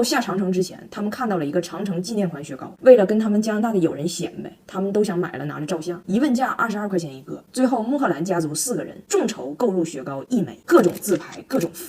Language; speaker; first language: Chinese; native; Chinese